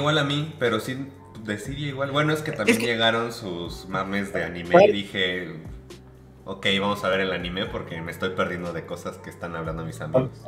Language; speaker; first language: Spanish; native; Spanish